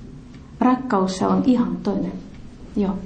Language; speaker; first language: Finnish; non-native, learner; Russian